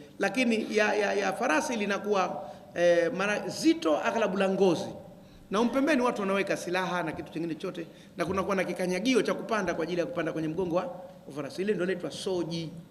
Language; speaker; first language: Swahili; native; Swahili